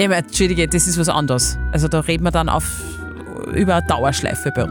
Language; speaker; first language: German; native; German